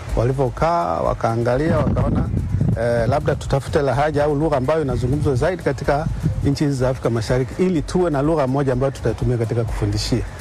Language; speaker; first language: Swahili; native; Swahili